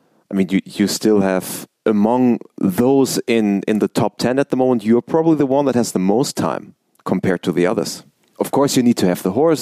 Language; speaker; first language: English; non-native, fluent; German